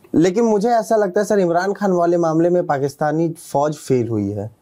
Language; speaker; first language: Hindi; native; Hindi